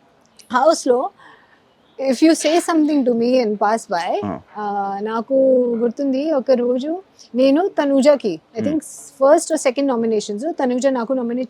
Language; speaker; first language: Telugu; non-native, learner; Hindi